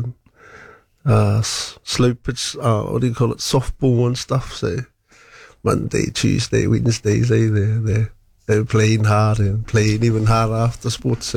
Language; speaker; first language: English; native; English